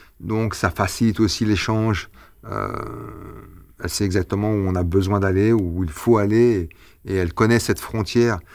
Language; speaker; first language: French; early bilingual, other home language; Arabic